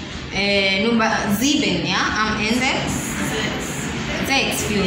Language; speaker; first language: German; non-native, learner; English